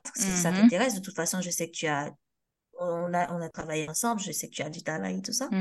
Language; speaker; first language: French; non-native, local second language; Haitian Creole